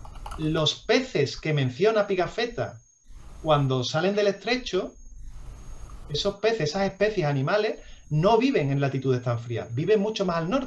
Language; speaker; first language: Spanish; native; Spanish